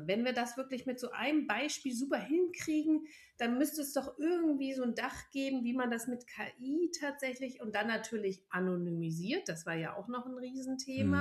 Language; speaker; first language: German; native; German